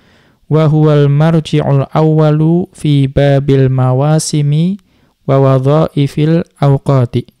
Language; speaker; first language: Arabic; non-native, fluent; Indonesian